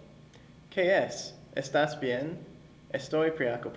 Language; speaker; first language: Spanish; non-native, learner; English